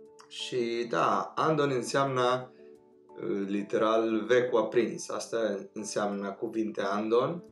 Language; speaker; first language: Romanian; non-native, fluent; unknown